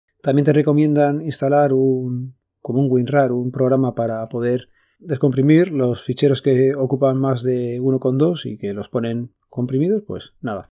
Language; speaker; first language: Spanish; native; Spanish